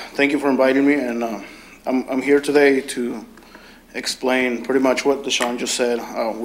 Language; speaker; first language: English; early bilingual, other home language; Spanish